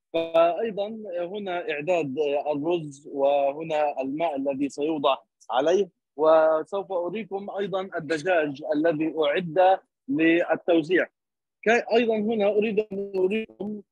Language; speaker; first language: Arabic; native; Arabic